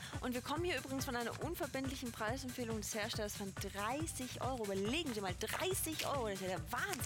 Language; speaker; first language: German; native; German